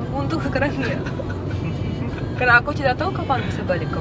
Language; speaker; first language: Indonesian; non-native, fluent; Bulgarian